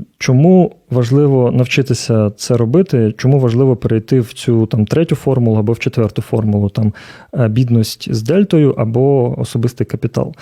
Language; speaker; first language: Ukrainian; native; Ukrainian